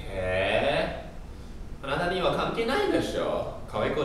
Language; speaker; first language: Japanese; non-native, learner; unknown